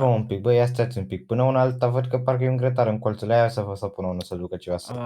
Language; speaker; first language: Romanian; native; Romanian